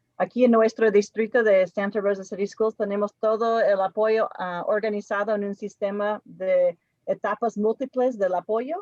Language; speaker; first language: Spanish; non-native, fluent; English